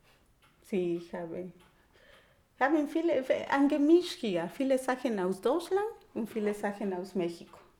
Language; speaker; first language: German; non-native, learner; Spanish